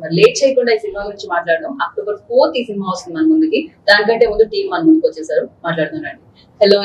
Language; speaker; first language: Telugu; native; Telugu